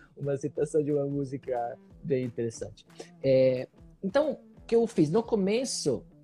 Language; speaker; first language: Portuguese; non-native, fluent; Italian